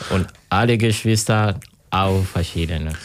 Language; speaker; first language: German; non-native, learner; Kinyarwanda